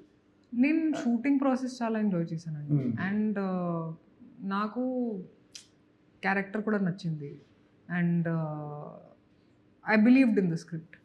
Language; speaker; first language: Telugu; non-native, fluent; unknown